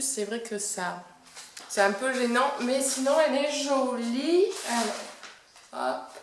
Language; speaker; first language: French; native; French